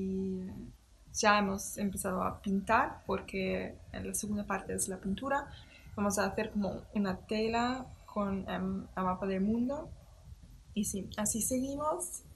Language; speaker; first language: Spanish; non-native, fluent; German